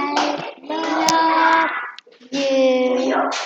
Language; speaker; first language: English; non-native, learner; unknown